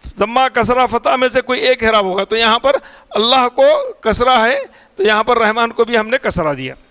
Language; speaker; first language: Urdu; native; Urdu